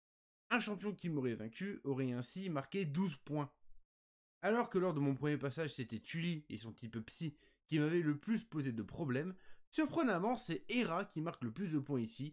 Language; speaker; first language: French; native; French